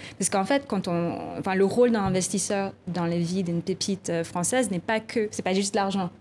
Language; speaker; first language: French; non-native, fluent; Filipino